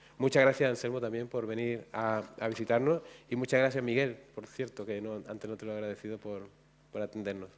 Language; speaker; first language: Spanish; native; Spanish